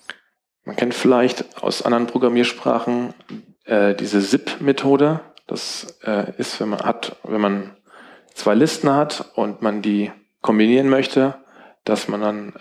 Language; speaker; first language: German; native; German